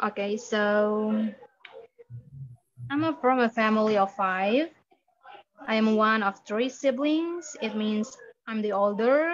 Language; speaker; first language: English; non-native, learner; Indonesian